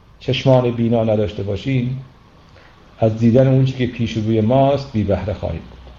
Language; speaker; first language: Persian; native; Persian